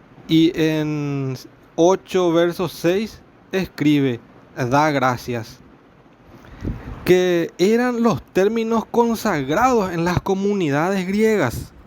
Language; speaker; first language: Spanish; native; Spanish